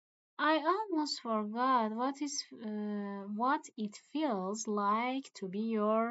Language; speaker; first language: English; non-native, fluent; Persian